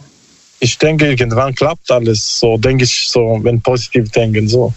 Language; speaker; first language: German; non-native, learner; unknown